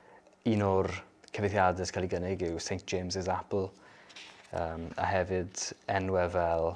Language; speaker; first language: Welsh; native; Welsh